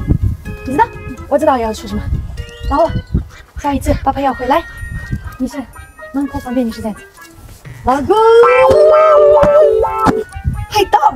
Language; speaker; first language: Chinese; non-native, learner; Ukrainian